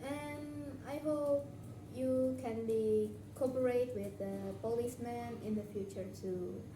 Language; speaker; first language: English; non-native, learner; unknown